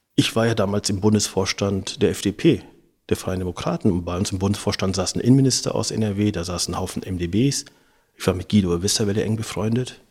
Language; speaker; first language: German; native; German